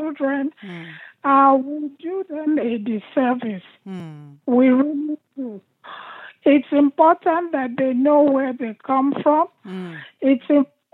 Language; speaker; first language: English; non-native, local second language; Igbo